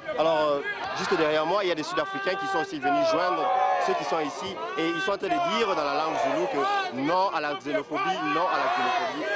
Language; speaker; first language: French; non-native, local second language; Lingala